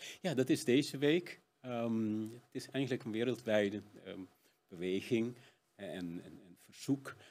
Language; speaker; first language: Dutch; non-native, local second language; Papiamento